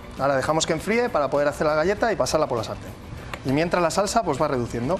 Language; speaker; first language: Spanish; native; Spanish